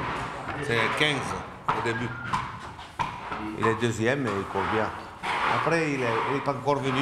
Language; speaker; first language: French; non-native, learner; Italian